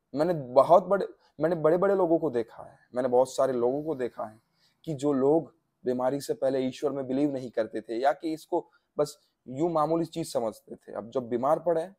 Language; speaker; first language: Hindi; non-native, local second language; Gujarati